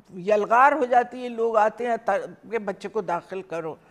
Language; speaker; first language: Hindi; native; Hindi